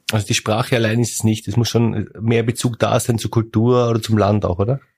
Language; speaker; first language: German; native; German